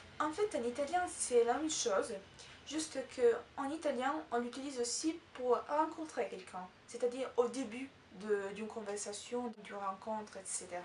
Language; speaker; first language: French; non-native, fluent; Italian